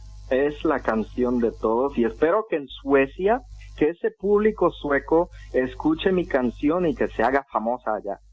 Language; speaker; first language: Spanish; non-native, fluent; English